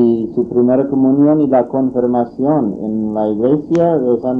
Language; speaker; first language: Spanish; non-native, fluent; English